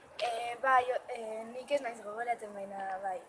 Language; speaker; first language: Basque; early bilingual, other home language; Spanish